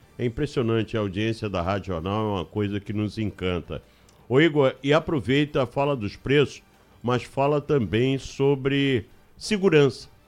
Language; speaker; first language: Portuguese; native; Portuguese